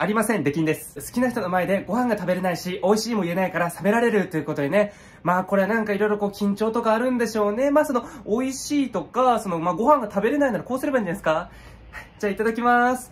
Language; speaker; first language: Japanese; native; Japanese